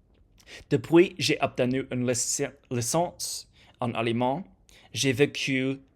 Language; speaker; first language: French; non-native, learner; English